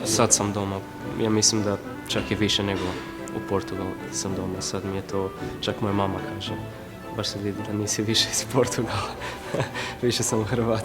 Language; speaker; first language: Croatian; non-native, learner; Portuguese